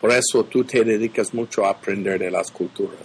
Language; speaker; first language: Spanish; non-native, fluent; English